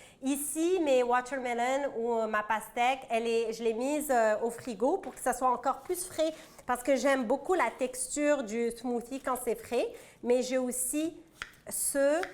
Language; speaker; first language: French; non-native, local second language; Arabic